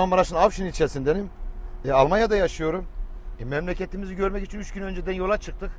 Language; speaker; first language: Turkish; native; Turkish